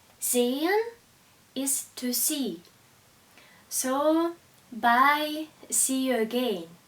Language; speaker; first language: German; non-native, fluent; Russian